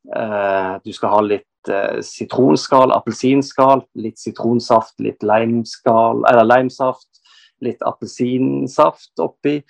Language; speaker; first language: Norwegian; native; Norwegian